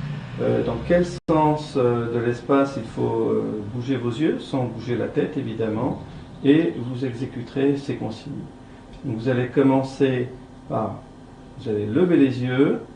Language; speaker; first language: French; native; French